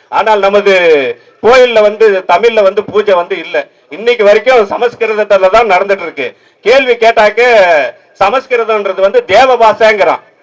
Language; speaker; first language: Tamil; native; Tamil